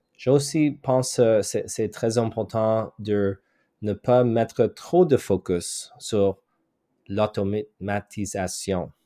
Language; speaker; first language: French; non-native, local second language; English